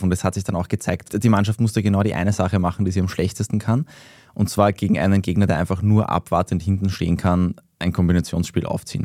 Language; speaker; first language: German; native; German